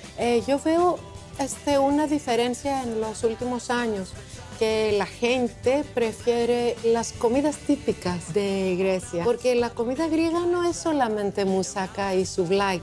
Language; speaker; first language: Spanish; non-native, fluent; Greek